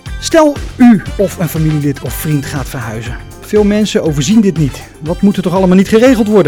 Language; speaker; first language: Dutch; native; Dutch